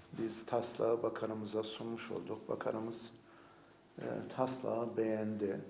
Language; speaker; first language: Turkish; native; Turkish